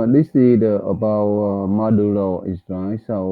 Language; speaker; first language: English; non-native, learner; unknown